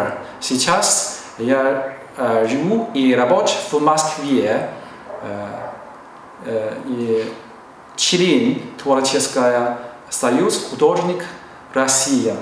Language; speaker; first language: Russian; non-native, learner; Chinese